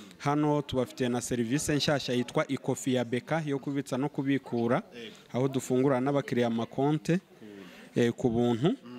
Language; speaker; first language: Kinyarwanda; native; Kinyarwanda